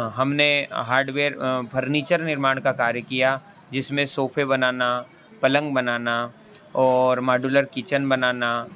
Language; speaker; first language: Hindi; native; Hindi